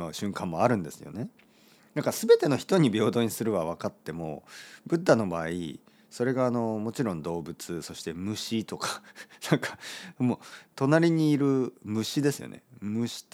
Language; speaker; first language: Japanese; native; Japanese